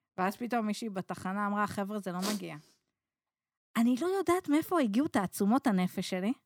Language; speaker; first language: Hebrew; native; Hebrew